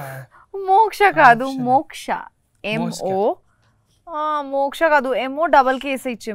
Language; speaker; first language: Telugu; non-native, learner; Bangla